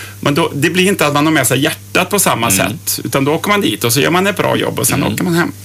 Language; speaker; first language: Swedish; native; Swedish